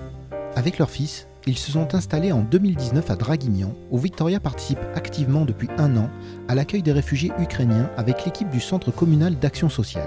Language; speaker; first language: French; native; French